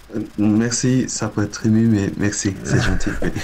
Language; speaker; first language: French; non-native, learner; Korean